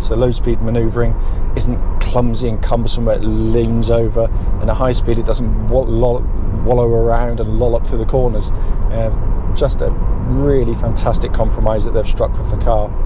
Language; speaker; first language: English; native; English